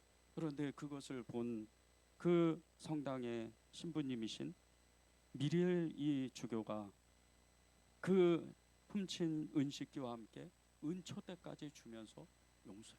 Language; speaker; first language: Korean; native; Korean